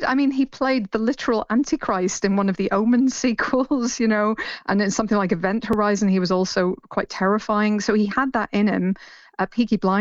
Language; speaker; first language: English; native; English